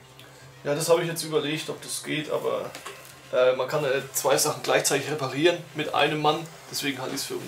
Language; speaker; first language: German; native; German